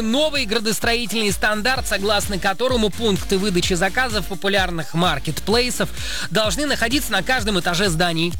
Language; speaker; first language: Russian; native; Russian